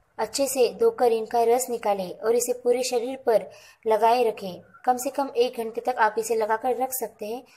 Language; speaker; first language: Hindi; non-native, local second language; Marathi